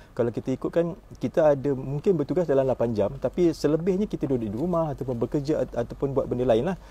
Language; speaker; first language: Malay; native; Malay